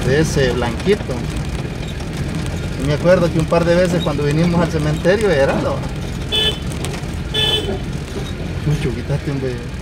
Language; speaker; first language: Spanish; native; Spanish